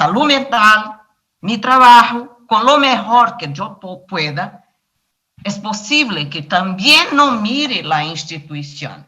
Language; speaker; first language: Spanish; non-native, learner; Portuguese